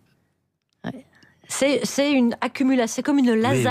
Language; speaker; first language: French; native; French